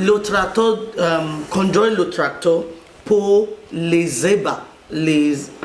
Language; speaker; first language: French; non-native, learner; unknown